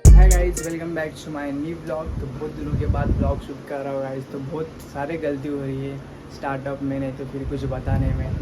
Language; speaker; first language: Hindi; non-native, local second language; Marathi